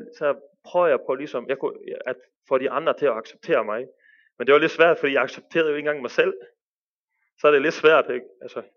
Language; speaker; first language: Danish; early bilingual, other home language; Arabic